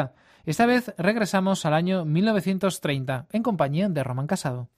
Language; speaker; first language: Spanish; native; Spanish